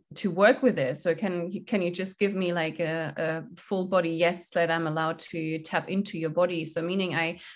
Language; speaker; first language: English; non-native, fluent; German